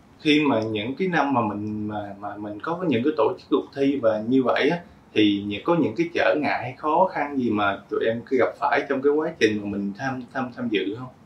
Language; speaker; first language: Vietnamese; early bilingual, heritage; Vietnamese